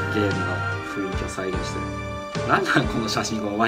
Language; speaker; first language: Japanese; native; Japanese